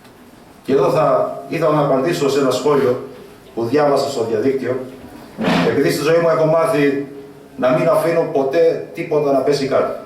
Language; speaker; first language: Greek; native; Greek